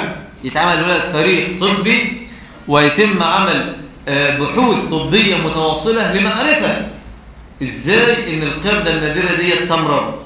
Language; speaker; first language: Arabic; native; Arabic